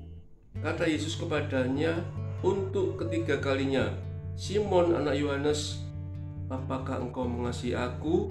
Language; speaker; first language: Indonesian; native; Indonesian